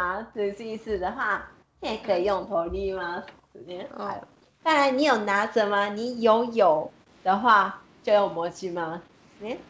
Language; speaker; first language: Chinese; non-native, fluent; Japanese